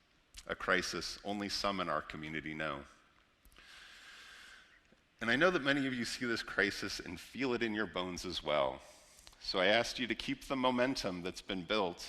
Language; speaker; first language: English; native; English